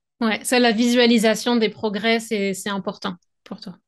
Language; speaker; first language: French; native; French